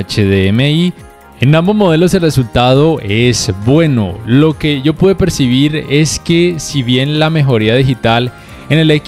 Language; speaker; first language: Spanish; native; Spanish